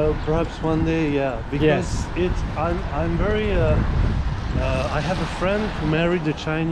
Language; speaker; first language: English; non-native, fluent; French